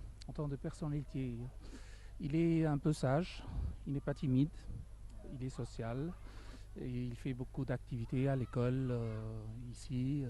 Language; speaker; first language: French; non-native, learner; Arabic